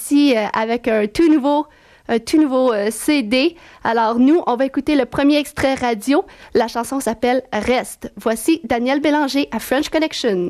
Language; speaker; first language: French; native; French